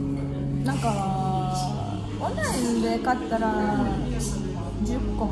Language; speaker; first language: Japanese; non-native, fluent; Russian